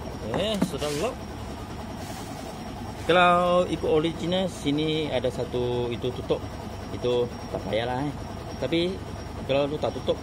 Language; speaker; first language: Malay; non-native, local second language; Chinese